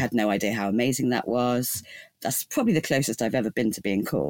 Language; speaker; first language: English; native; English